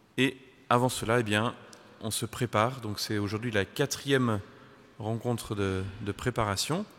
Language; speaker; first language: French; native; French